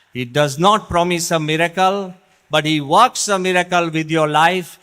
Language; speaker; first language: English; non-native, local second language; Gujarati